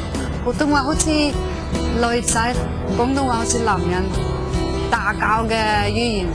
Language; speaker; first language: Cantonese; non-native, fluent; Norwegian